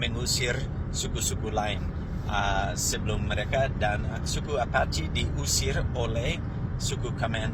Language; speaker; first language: Indonesian; non-native, fluent; English